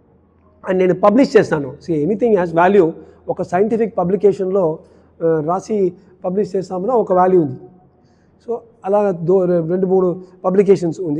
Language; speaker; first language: Telugu; non-native, learner; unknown